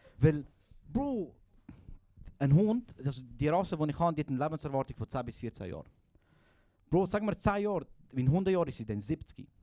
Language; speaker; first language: German; early bilingual, other home language; Croatian